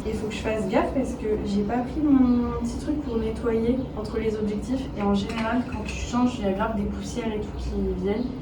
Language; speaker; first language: French; native; French